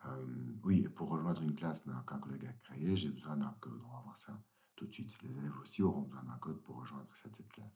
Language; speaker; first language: French; native; French